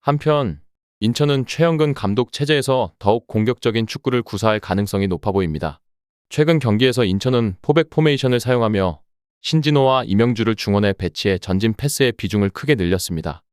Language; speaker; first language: Korean; native; Korean